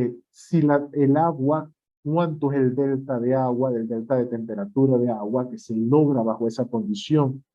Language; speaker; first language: Spanish; native; Spanish